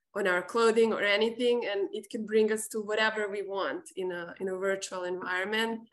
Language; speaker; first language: English; non-native, fluent; Serbian